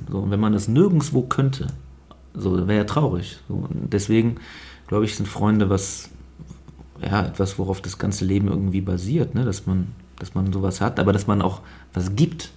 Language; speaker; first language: German; native; German